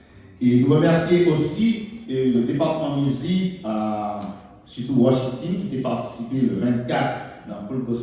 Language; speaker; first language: French; non-native, local second language; Haitian Creole